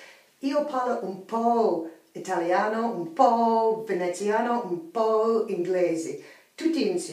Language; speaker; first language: Italian; non-native, learner; English